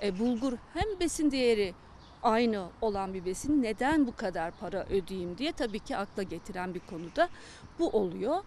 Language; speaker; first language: Turkish; native; Turkish